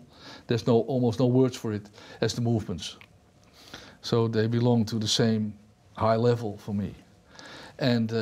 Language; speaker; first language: English; non-native, fluent; Dutch